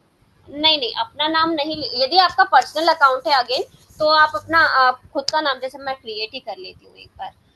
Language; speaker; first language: Hindi; native; Hindi